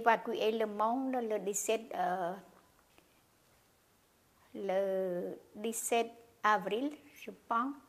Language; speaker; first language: French; non-native, learner; Khmer